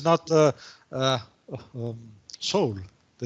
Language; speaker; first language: English; non-native, learner; Italian